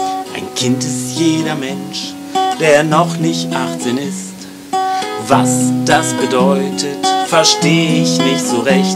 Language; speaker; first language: German; native; German